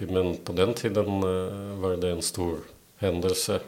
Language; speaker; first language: Swedish; non-native, fluent; Belarusian